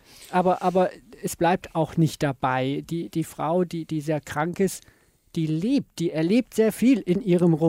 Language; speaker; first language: German; native; German